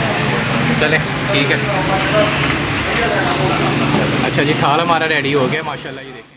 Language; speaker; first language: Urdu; non-native, local second language; Punjabi